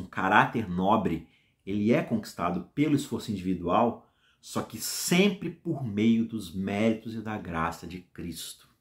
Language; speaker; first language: Portuguese; native; Portuguese